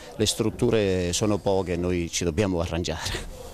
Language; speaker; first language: Italian; native; Italian